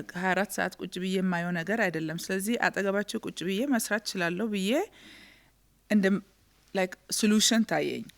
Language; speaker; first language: Amharic; early bilingual, heritage; Amharic